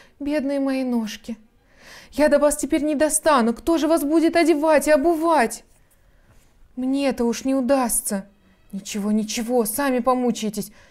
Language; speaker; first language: Russian; native; Russian